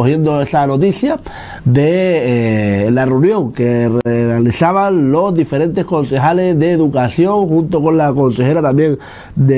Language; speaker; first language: Spanish; native; Spanish